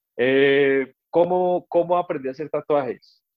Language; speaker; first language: Spanish; native; Spanish